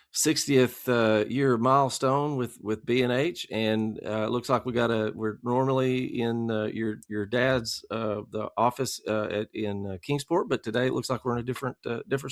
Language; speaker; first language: English; native; English